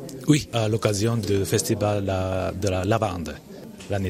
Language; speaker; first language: French; non-native, fluent; Japanese